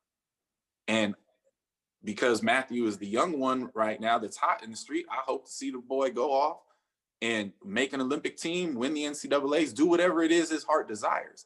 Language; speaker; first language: English; native; English